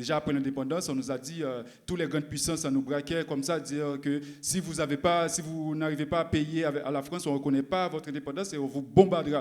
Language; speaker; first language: French; non-native, local second language; Haitian Creole